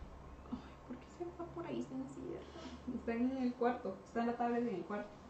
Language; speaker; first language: Spanish; native; Spanish